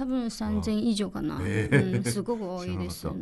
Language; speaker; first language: Japanese; non-native, learner; Chinese